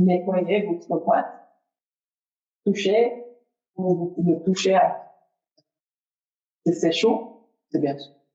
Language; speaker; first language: French; non-native, fluent; English